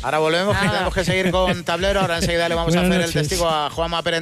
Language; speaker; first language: Spanish; native; Spanish